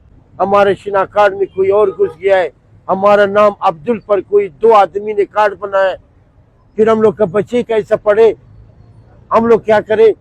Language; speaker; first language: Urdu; non-native, local second language; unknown